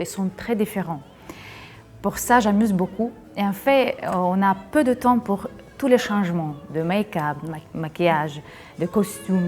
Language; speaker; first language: French; non-native, fluent; Russian